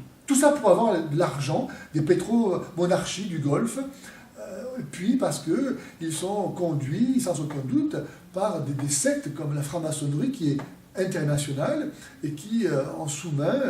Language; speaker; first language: French; native; French